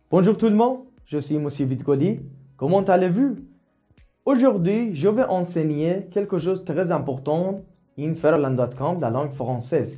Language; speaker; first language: French; non-native, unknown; Persian